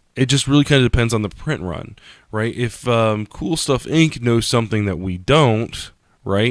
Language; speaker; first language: English; native; English